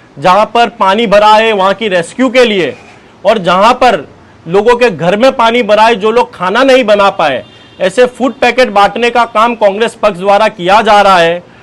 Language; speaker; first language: Hindi; non-native, local second language; Gujarati